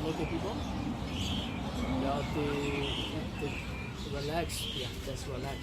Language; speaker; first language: English; non-native, learner; Burmese